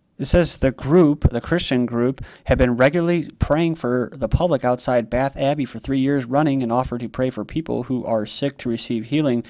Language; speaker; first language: English; native; English